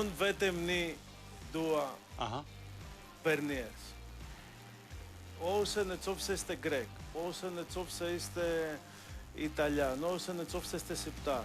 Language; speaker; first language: Albanian; non-native, learner; Greek